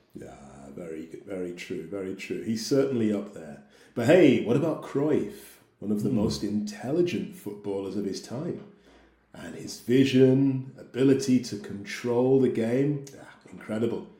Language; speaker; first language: English; native; English